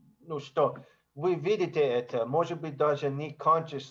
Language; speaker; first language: Russian; non-native, learner; English